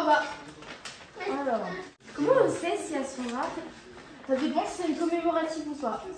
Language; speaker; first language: French; native; French